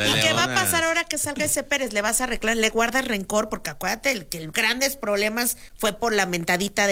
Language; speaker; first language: Spanish; native; Spanish